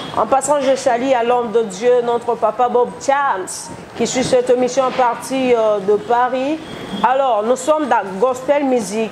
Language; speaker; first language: French; non-native, local second language; Lingala